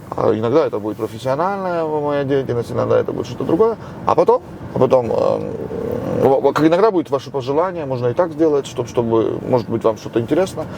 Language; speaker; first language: Russian; non-native, local second language; Georgian